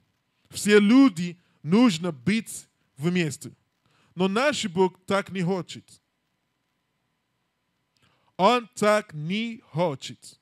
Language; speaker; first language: Russian; non-native, learner; English